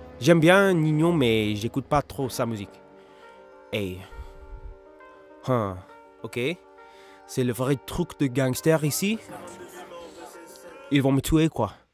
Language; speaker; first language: French; non-native, learner; English